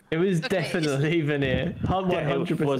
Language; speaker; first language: English; native; English